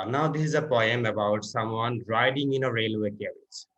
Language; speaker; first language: English; non-native, local second language; Bangla